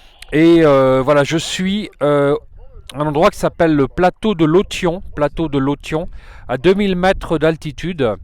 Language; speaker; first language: French; native; French